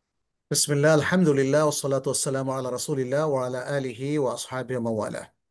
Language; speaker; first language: Arabic; non-native, fluent; Bangla